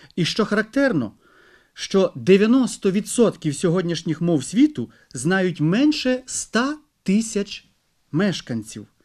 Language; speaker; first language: Ukrainian; native; Ukrainian